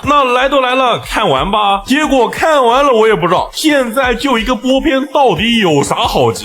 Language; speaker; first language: Chinese; native; Chinese